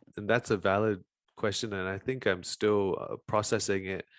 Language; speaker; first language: English; native; English